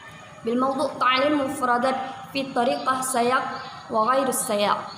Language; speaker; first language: Arabic; non-native, learner; Indonesian